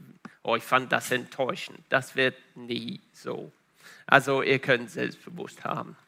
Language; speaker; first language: German; non-native, fluent; Italian